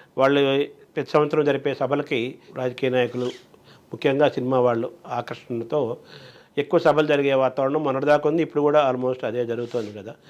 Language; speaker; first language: Telugu; native; Telugu